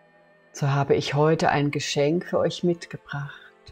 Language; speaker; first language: German; native; German